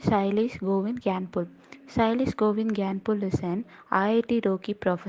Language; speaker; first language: English; non-native, local second language; Tamil